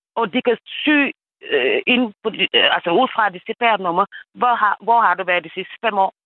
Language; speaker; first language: Danish; non-native, fluent; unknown